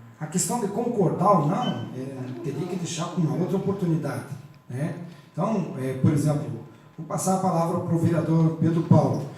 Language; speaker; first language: Portuguese; native; Portuguese